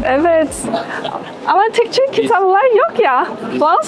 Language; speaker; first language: Turkish; non-native, learner; Chinese